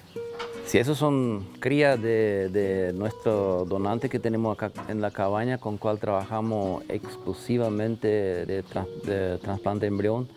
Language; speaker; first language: Spanish; non-native, local second language; German